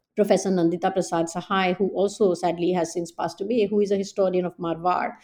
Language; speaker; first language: English; non-native, local second language; Hindi